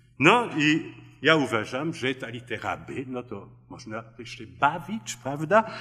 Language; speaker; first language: Polish; early bilingual, heritage; Polish